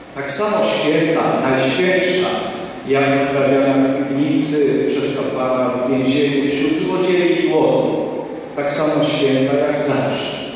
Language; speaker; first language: Polish; native; Polish